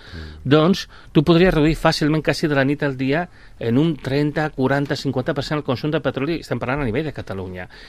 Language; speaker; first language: Catalan; non-native, local second language; Spanish